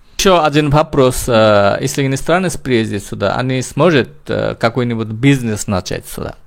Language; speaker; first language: Russian; non-native, learner; Bangla